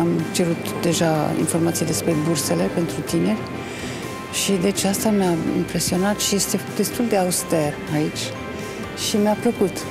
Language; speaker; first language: Romanian; non-native, fluent; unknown